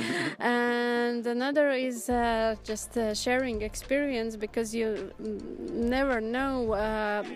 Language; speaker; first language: English; non-native, learner; Latvian